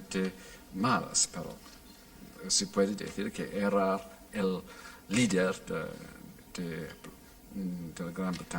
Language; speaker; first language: Spanish; non-native, fluent; English